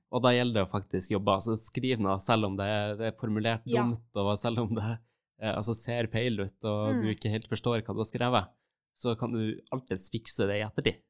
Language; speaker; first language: Norwegian; native; Norwegian